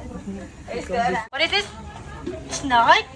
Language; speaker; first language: English; non-native, learner; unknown